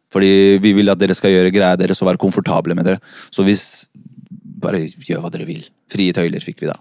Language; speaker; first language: Norwegian; early bilingual, other home language; Spanish